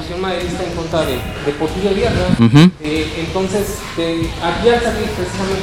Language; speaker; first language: Spanish; native; Spanish